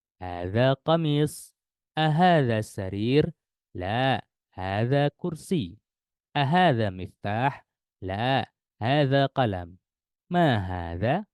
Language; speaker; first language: Arabic; non-native, fluent; Indonesian